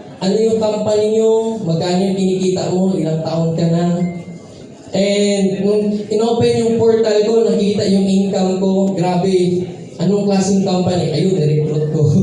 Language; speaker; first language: Filipino; non-native, local second language; Cebuano